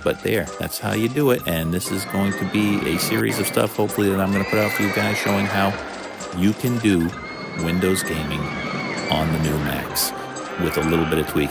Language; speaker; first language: English; native; English